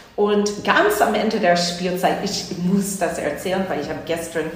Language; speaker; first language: German; non-native, fluent; English